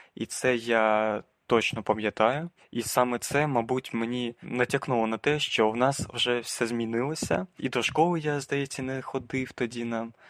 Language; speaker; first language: Ukrainian; native; Ukrainian